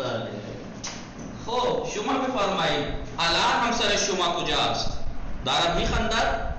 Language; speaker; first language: Persian; non-native, fluent; Urdu